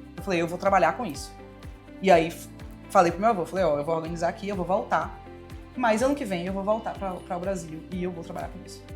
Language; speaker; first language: Portuguese; early bilingual, heritage; Portuguese